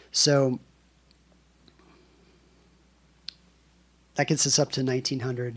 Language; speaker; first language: English; native; English